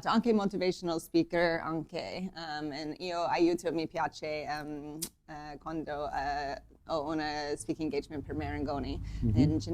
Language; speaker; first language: Italian; non-native, learner; English